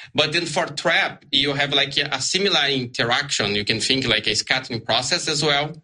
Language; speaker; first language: English; non-native, learner; Portuguese